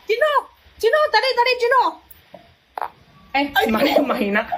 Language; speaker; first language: Filipino; non-native, learner; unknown